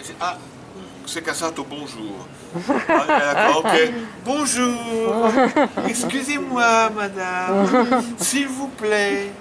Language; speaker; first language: French; native; French